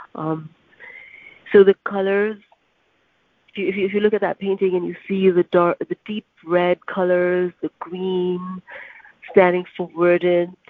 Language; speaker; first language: English; non-native, local second language; Urdu